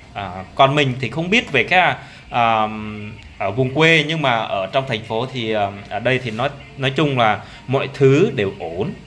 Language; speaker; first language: Vietnamese; non-native, local second language; Jarai